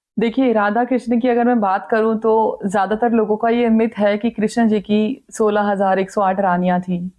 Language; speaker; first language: Hindi; native; Hindi